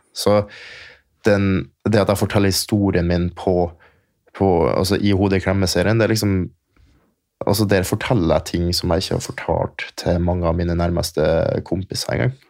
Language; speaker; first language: Norwegian; early bilingual, other home language; German